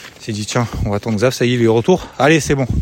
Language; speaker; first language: French; native; French